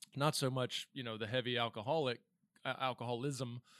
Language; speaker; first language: English; native; English